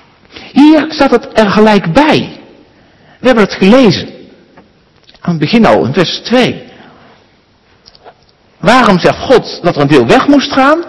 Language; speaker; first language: Dutch; native; Dutch